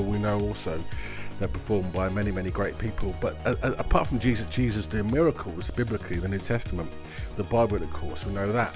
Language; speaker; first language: English; native; English